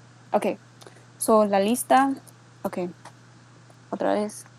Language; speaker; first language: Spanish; non-native, learner; English